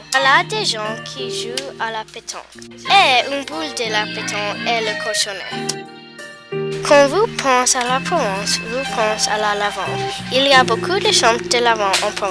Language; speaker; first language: French; non-native, learner; English